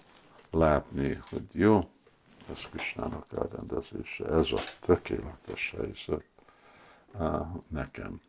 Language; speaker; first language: Hungarian; early bilingual, heritage; Hungarian